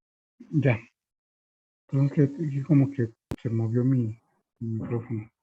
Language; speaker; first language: Spanish; native; Spanish